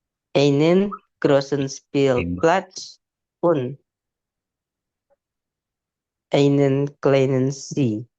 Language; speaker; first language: German; non-native, learner; Indonesian